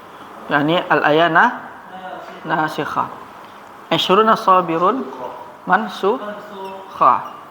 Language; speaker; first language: Arabic; non-native, fluent; Indonesian